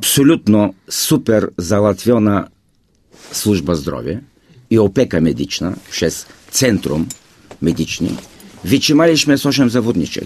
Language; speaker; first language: Polish; non-native, fluent; Bulgarian